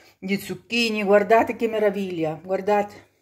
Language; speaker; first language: Italian; non-native, local second language; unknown